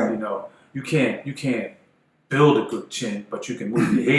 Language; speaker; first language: English; native; English